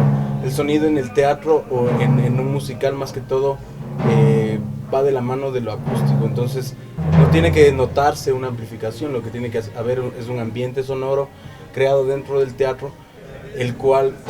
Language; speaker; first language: Spanish; native; Spanish